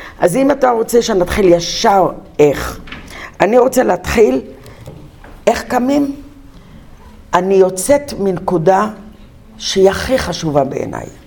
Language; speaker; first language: Hebrew; early bilingual, other home language; Arabic